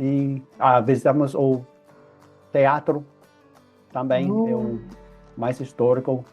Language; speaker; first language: Portuguese; non-native, fluent; English